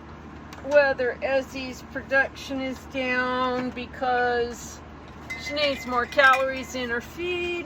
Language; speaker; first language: English; native; English